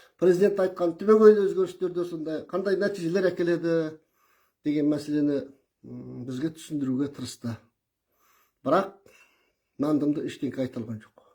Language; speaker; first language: Kazakh; early bilingual, heritage; Kazakh